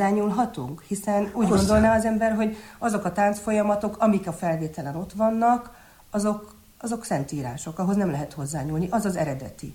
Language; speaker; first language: Hungarian; native; Hungarian